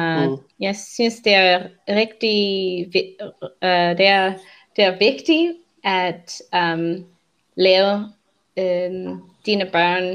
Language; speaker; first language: Danish; non-native, learner; English